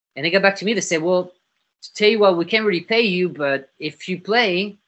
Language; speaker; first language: English; non-native, fluent; French